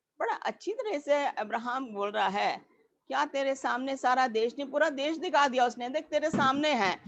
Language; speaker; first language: Hindi; native; Hindi